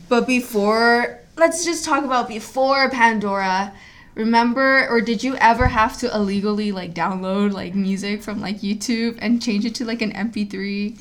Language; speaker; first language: English; early bilingual, other home language; Spanish